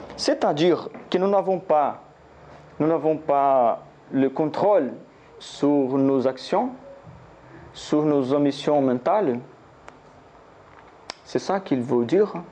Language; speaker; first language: French; non-native, learner; Portuguese